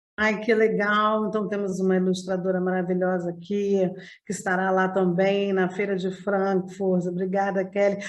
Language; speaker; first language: Portuguese; native; Portuguese